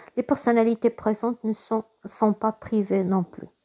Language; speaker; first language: French; non-native, local second language; Arabic